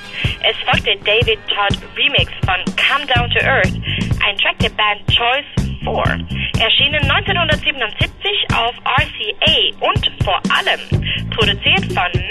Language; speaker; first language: German; native; German